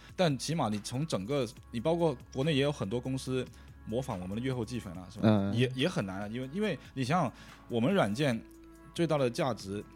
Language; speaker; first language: Chinese; non-native, local second language; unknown